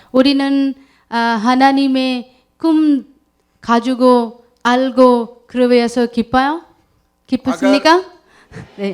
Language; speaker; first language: Korean; non-native, learner; Urdu